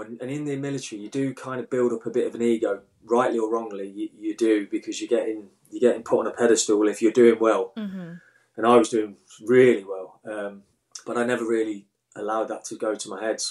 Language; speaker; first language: English; native; English